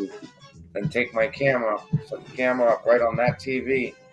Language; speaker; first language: English; native; English